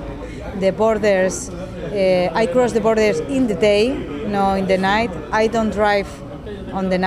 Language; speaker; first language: English; non-native, learner; Spanish